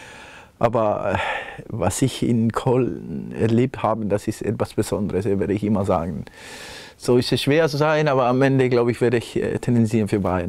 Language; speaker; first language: German; non-native, fluent; Spanish